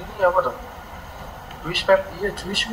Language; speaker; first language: Indonesian; native; Indonesian